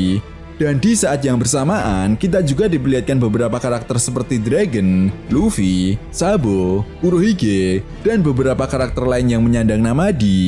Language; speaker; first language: Indonesian; native; Indonesian